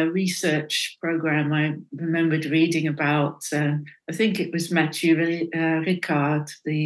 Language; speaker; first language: English; non-native, fluent; Dutch